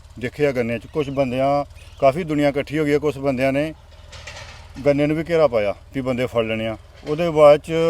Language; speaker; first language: Punjabi; native; Punjabi